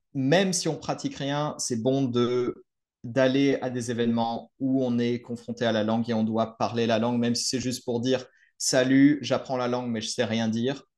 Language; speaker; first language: French; native; French